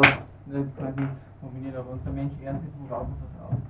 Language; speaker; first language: German; native; German